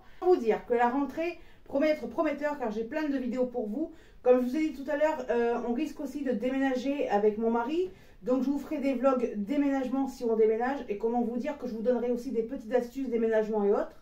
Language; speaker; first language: French; native; French